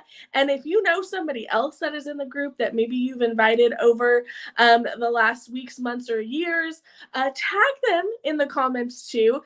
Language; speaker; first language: English; native; English